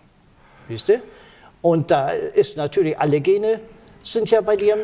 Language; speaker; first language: German; native; German